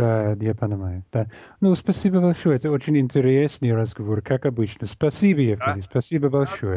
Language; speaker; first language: Russian; non-native, learner; English